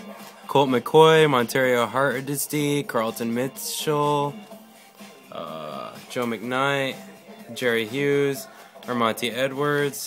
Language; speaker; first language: English; native; English